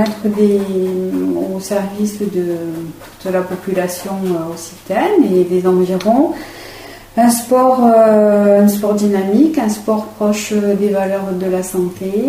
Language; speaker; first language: French; native; French